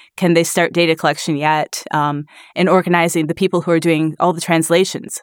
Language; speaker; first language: English; native; English